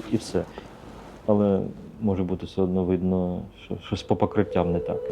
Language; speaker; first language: Ukrainian; native; Ukrainian